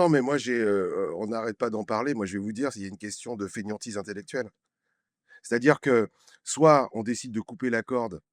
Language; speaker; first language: French; native; French